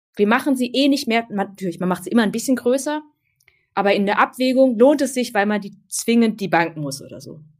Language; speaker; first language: German; early bilingual, other home language; Vietnamese